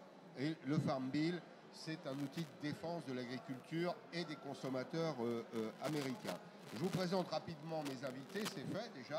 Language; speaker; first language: French; native; French